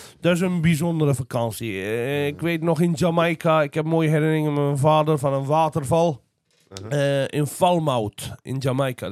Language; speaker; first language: Dutch; non-native, fluent; Azerbaijani